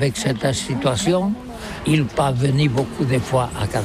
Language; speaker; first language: French; non-native, learner; Catalan